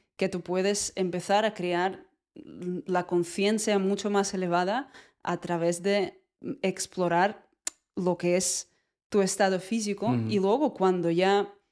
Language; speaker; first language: Spanish; non-native, fluent; Russian